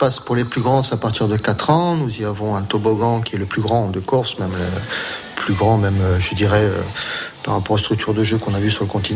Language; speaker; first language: French; native; French